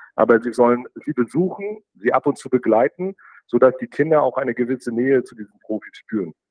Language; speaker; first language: German; native; German